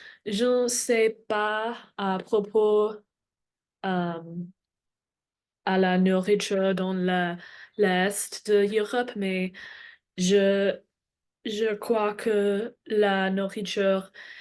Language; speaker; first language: French; non-native, learner; English